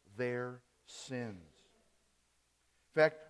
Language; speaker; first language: English; early bilingual, other home language; German